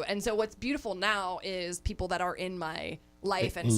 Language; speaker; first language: English; native; English